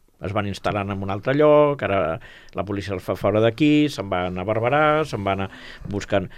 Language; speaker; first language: Catalan; native; Catalan